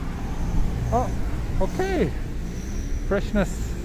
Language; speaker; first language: Japanese; non-native, fluent; Swedish